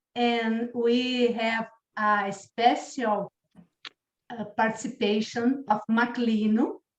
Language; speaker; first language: English; non-native, learner; Portuguese